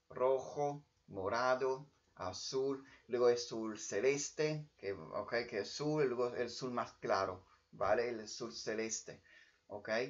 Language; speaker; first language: Spanish; non-native, fluent; Italian